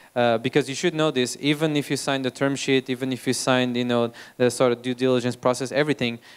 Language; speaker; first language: English; non-native, fluent; Portuguese